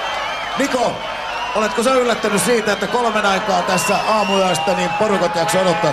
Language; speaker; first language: Finnish; native; Finnish